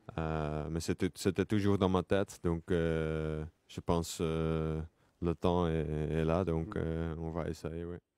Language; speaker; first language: French; non-native, local second language; Dutch